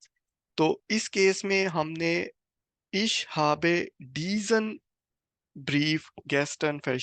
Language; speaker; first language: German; non-native, fluent; Urdu